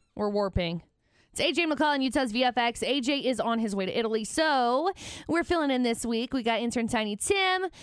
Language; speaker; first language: English; native; English